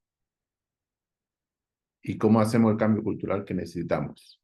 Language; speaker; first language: Spanish; native; Spanish